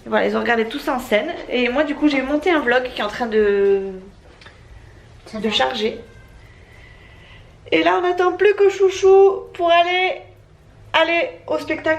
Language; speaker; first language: French; native; French